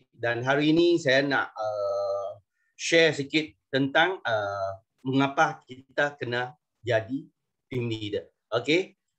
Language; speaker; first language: Malay; non-native, local second language; Chinese